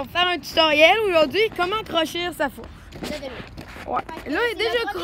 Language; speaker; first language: French; native; French